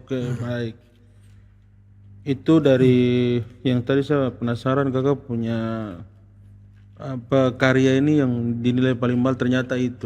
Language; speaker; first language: Malay; native; Malay